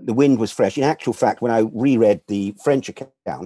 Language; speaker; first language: English; native; English